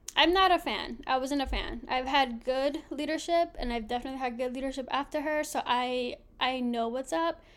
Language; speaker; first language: English; native; English